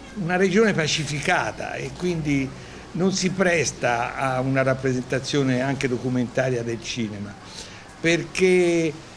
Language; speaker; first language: Italian; native; Italian